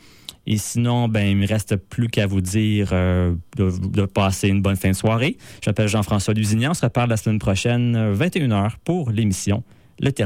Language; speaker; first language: French; native; French